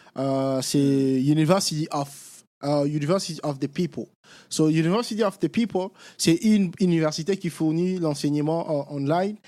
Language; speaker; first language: French; non-native, local second language; Lingala